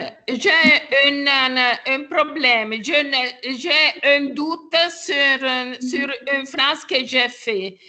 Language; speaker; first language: French; non-native, learner; Italian